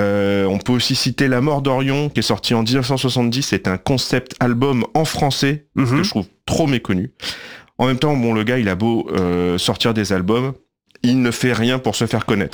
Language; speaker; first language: French; native; French